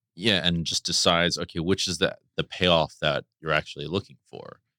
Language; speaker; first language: English; native; English